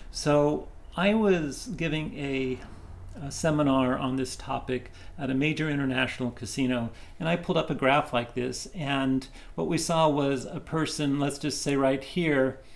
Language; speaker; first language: English; native; English